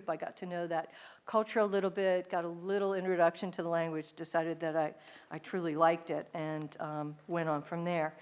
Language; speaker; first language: English; native; English